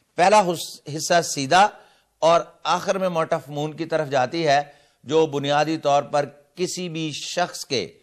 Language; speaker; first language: Urdu; non-native, local second language; Punjabi